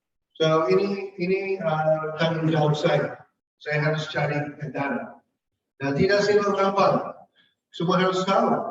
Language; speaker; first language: Indonesian; non-native, fluent; English